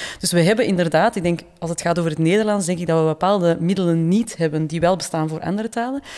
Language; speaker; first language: Dutch; native; Dutch